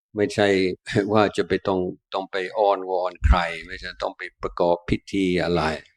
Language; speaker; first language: Thai; non-native, fluent; English